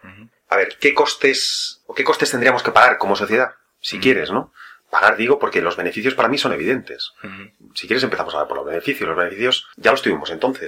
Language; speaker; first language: Spanish; native; Spanish